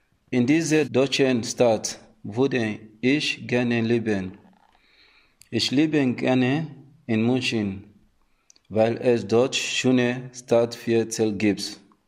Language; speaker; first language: German; non-native, learner; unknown